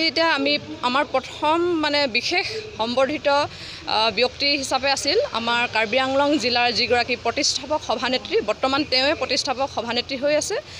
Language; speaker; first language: Assamese; native; Assamese